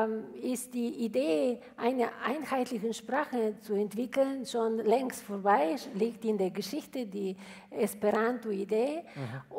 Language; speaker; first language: German; non-native, fluent; Bulgarian